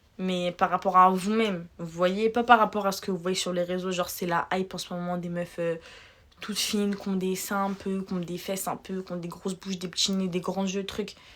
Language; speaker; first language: French; early bilingual, other home language; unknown